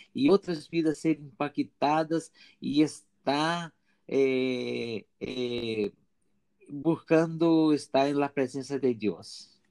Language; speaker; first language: Spanish; non-native, learner; Portuguese